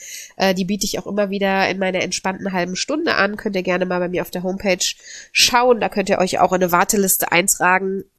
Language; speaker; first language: German; native; German